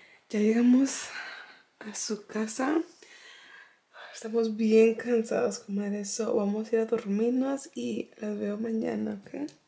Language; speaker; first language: Spanish; early bilingual, heritage; Spanish